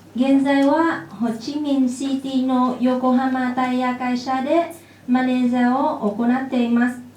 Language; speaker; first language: Japanese; non-native, fluent; Vietnamese